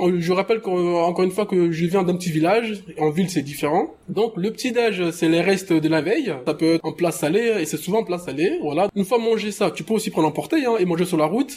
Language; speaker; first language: French; early bilingual, other home language; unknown